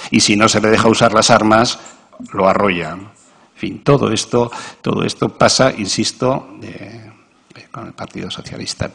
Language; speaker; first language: Spanish; native; Spanish